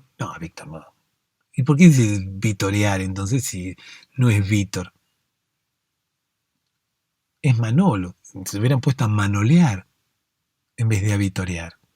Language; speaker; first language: Spanish; native; Spanish